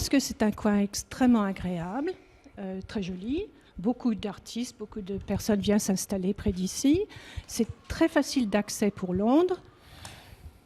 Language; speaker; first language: French; native; French